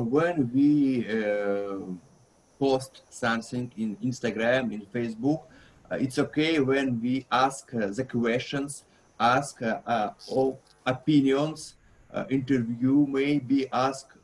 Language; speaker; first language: English; non-native, learner; Russian